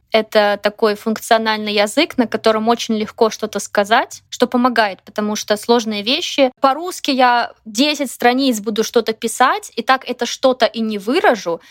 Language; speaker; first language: Russian; native; Russian